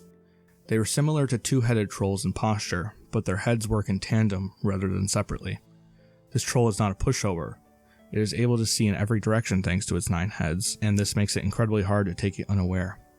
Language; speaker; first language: English; native; English